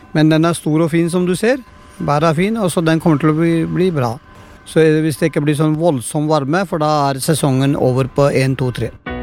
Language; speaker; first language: Norwegian; non-native, fluent; Punjabi